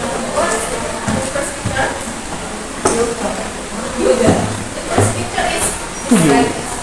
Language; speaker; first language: English; non-native, fluent; Indonesian